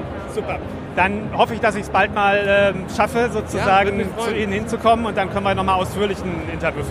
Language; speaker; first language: German; native; German